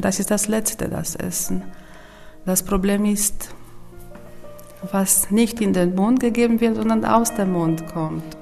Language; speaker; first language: German; non-native, fluent; Romanian